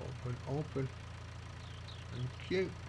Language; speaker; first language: English; native; English